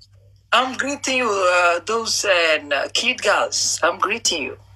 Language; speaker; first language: English; non-native, learner; Somali